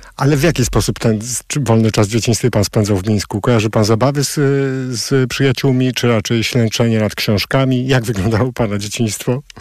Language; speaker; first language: Polish; native; Polish